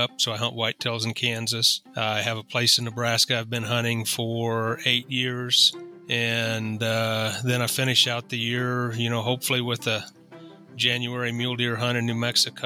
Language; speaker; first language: English; native; English